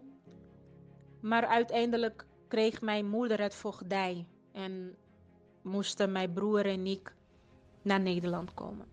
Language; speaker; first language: Dutch; non-native, fluent; Portuguese